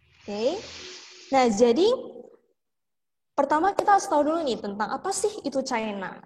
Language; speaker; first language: Indonesian; native; Indonesian